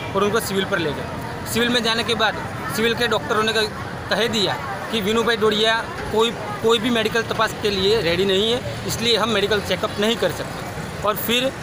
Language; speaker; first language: Hindi; non-native, local second language; Gujarati